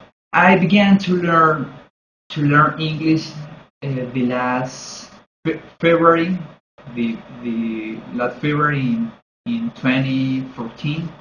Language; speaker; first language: English; non-native, learner; Spanish